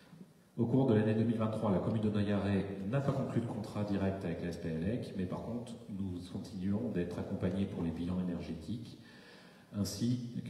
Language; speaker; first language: French; native; French